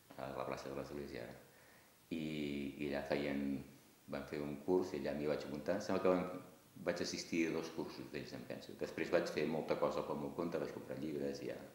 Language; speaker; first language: Catalan; native; Catalan